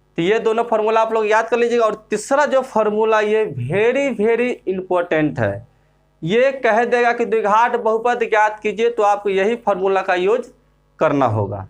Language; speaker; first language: Hindi; native; Hindi